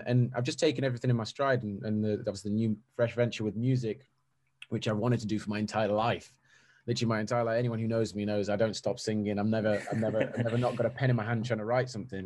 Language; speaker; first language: English; native; English